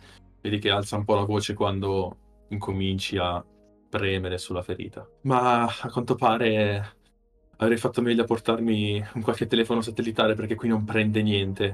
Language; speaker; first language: Italian; native; Italian